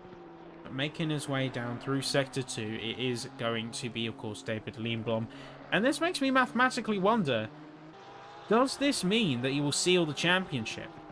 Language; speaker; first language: English; native; English